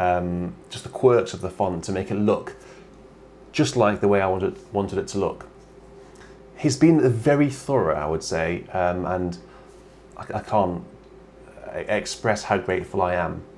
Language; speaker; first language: English; native; English